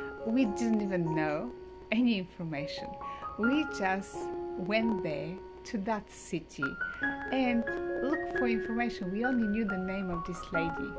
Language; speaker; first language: English; non-native, fluent; Bulgarian